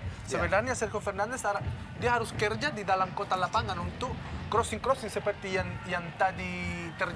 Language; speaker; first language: Indonesian; non-native, fluent; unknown